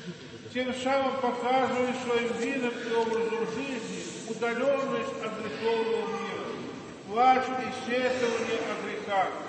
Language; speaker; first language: Russian; native; Russian